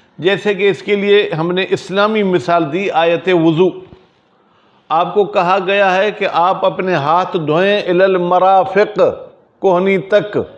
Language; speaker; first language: Urdu; non-native, local second language; Sindhi